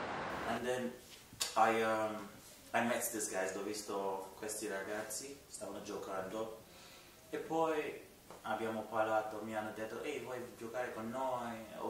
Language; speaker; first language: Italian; non-native, learner; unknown